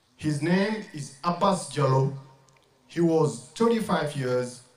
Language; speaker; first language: English; non-native, learner; French